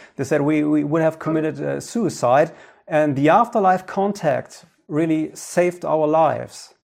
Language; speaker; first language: English; non-native, fluent; German